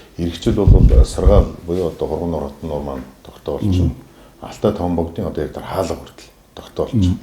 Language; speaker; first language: Mongolian; non-native, local second language; Kazakh